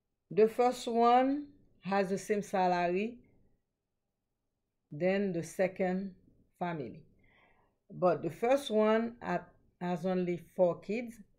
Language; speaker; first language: English; non-native, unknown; Haitian Creole